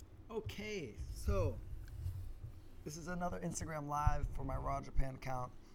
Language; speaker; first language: English; native; English